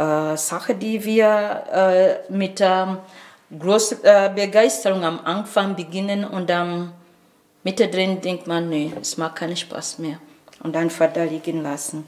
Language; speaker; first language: German; non-native, learner; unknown